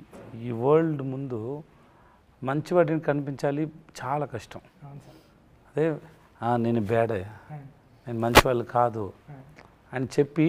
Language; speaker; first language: Telugu; non-native, learner; Tamil